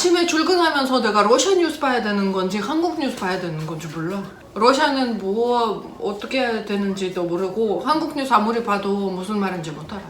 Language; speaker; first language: Korean; non-native, fluent; Russian